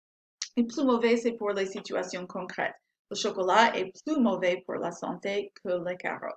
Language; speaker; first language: French; non-native, fluent; English